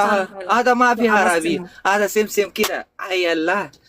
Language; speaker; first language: Arabic; non-native, learner; Pashto